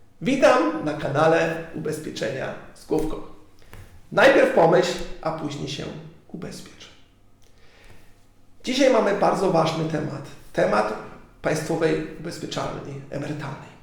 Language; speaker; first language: Polish; early bilingual, heritage; Polish